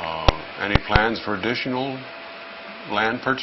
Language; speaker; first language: English; native; English